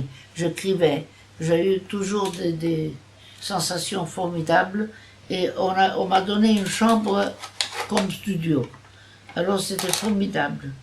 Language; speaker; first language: French; non-native, fluent; Italian